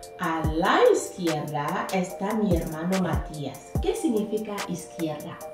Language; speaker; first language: Spanish; non-native, fluent; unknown